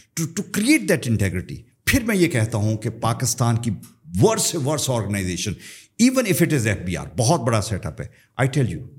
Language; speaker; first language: Urdu; native; Urdu